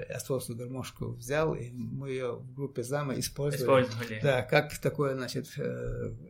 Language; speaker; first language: Russian; non-native, local second language; Chechen